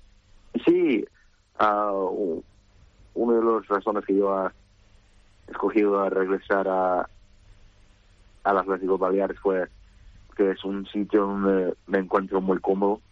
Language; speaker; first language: Spanish; non-native, fluent; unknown